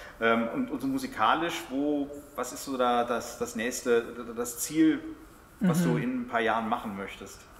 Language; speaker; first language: German; native; German